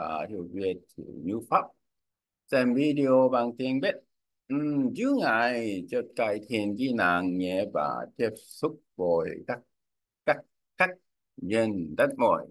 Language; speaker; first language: Vietnamese; non-native, learner; Korean